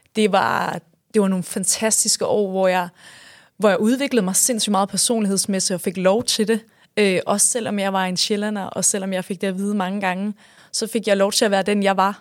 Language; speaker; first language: Danish; native; Danish